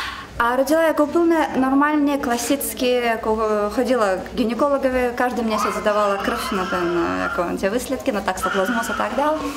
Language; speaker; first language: Czech; non-native, learner; Russian